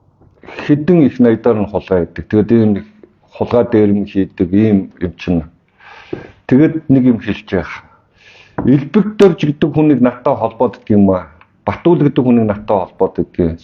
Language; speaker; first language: Mongolian; native; Mongolian